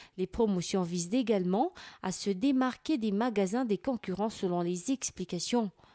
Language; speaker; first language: French; non-native, local second language; Malagasy